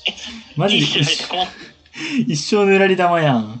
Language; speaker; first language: Japanese; native; Japanese